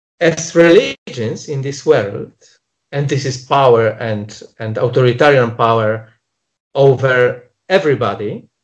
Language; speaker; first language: English; non-native, fluent; Polish